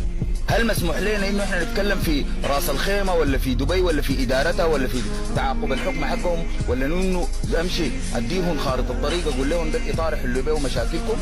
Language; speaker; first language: Arabic; native; Arabic